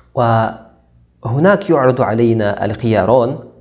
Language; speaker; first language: Arabic; non-native, fluent; Kazakh